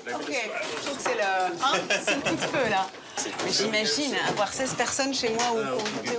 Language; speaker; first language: French; native; French